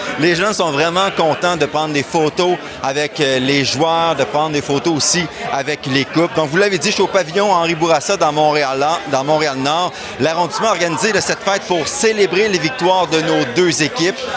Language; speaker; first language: French; native; French